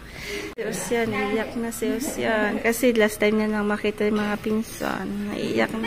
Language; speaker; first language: Filipino; native; Filipino